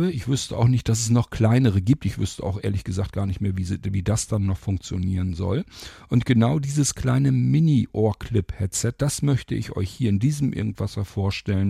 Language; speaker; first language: German; native; German